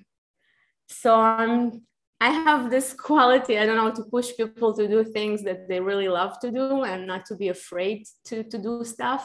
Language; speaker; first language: English; non-native, fluent; Hebrew